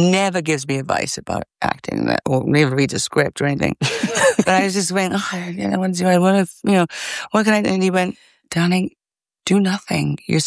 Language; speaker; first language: English; native; English